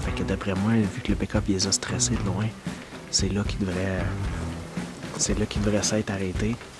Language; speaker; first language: French; native; French